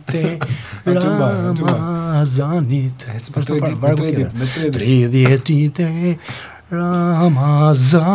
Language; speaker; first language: Albanian; native; Albanian